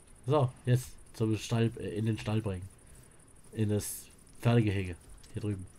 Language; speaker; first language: German; native; German